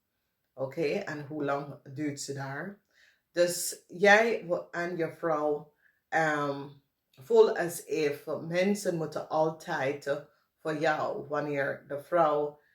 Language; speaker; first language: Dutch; non-native, fluent; English